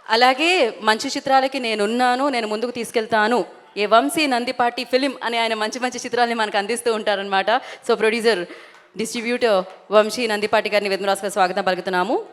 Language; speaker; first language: Telugu; native; Telugu